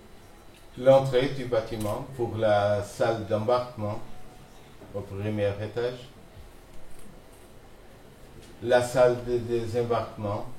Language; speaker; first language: French; non-native, fluent; Portuguese